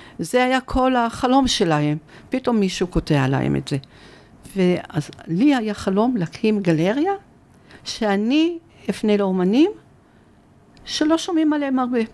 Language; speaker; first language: Hebrew; early bilingual, other home language; Arabic